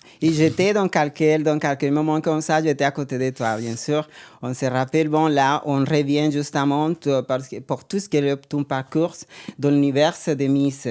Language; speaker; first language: French; non-native, fluent; Spanish